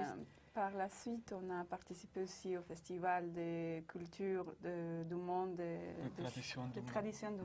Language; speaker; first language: French; non-native, fluent; Spanish